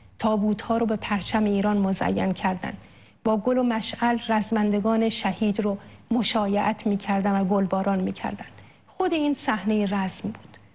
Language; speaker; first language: Persian; native; Persian